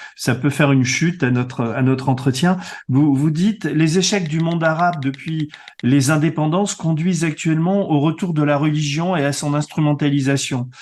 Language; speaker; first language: French; native; French